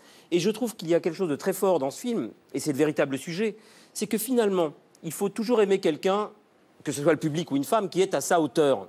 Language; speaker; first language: French; native; French